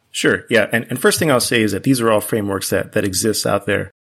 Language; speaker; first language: English; early bilingual, other home language; Spanish